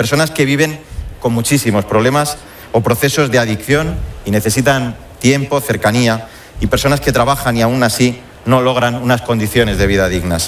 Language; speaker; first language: Spanish; native; Spanish